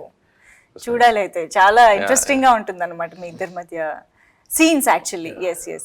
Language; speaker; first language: Telugu; native; Telugu